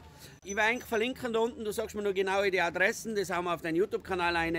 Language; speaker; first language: German; native; German